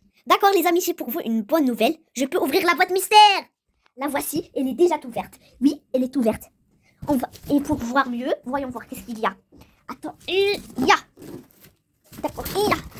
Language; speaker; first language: French; non-native, local second language; Arabic